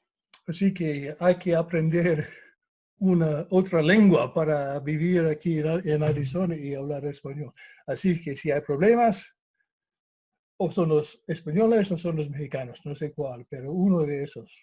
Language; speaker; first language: Spanish; non-native, fluent; English